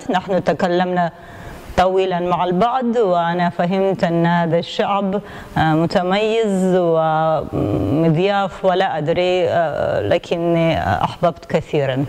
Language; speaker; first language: Arabic; non-native, fluent; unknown